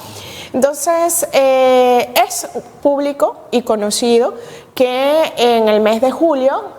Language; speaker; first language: Spanish; native; Spanish